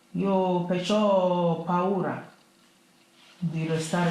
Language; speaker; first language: Italian; non-native, fluent; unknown